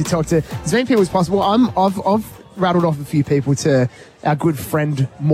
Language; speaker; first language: English; native; English